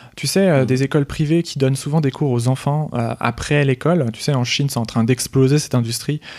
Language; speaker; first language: French; native; French